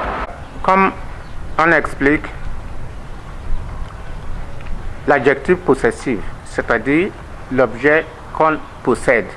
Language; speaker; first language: French; non-native, learner; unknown